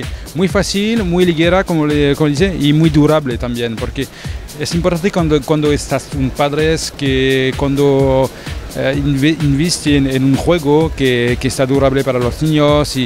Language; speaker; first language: Spanish; non-native, fluent; French